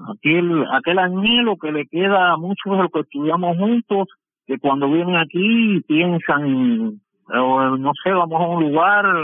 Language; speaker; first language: Spanish; native; Spanish